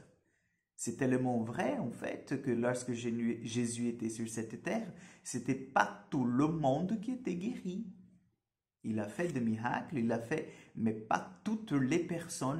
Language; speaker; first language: French; non-native, fluent; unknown